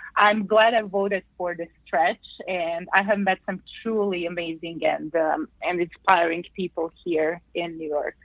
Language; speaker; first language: English; non-native, fluent; Croatian